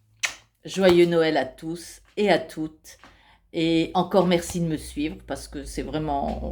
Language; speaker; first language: French; native; French